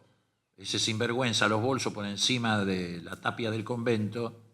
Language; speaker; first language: Spanish; native; Spanish